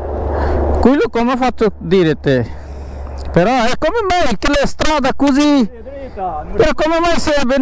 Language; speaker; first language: Italian; non-native, learner; Bangla